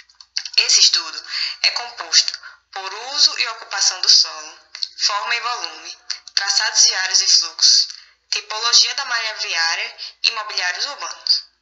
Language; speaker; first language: Portuguese; native; Portuguese